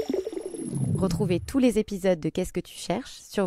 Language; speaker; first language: French; native; French